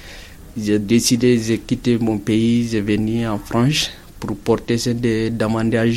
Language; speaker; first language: French; non-native, learner; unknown